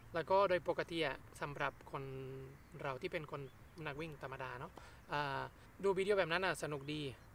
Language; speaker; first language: Thai; non-native, fluent; Spanish